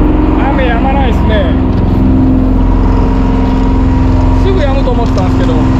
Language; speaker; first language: Japanese; native; Japanese